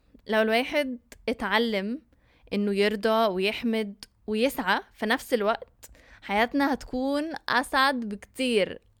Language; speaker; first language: Arabic; early bilingual, heritage; Arabic